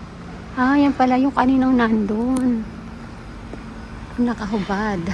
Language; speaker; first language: Filipino; native; Filipino